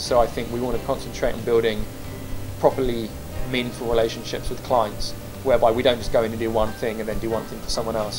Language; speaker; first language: English; native; English